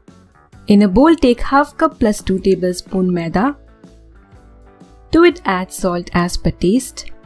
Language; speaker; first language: English; non-native, local second language; Hindi